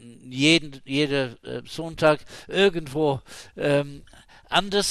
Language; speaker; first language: German; non-native, fluent; English